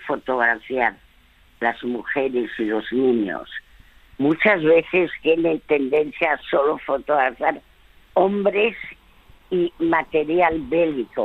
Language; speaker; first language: Spanish; early bilingual, other home language; French